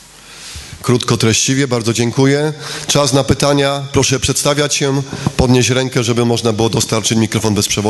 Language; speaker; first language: Polish; native; Polish